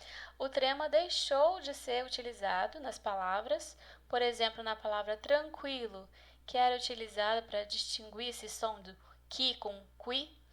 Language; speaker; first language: Portuguese; native; Portuguese